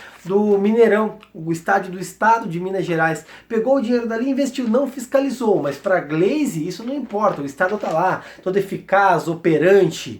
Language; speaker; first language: Portuguese; native; Portuguese